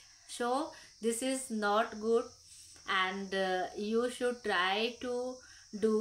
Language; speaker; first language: English; non-native, local second language; Hindi